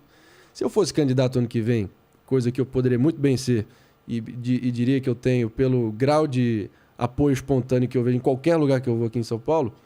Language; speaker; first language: Portuguese; native; Portuguese